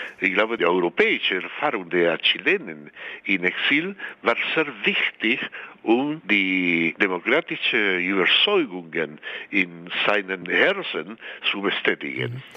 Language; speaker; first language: German; non-native, fluent; Spanish